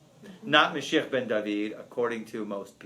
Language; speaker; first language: English; native; English